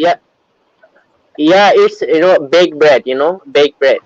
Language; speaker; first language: English; non-native, learner; Bangla